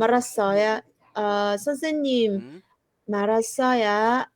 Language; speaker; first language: Korean; non-native, learner; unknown